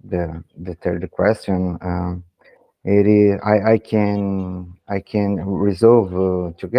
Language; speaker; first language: English; non-native, learner; Portuguese